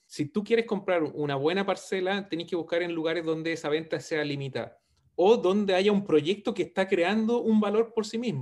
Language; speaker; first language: Spanish; native; Spanish